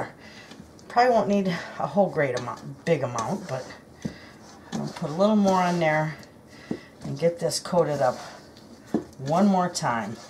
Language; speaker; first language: English; native; English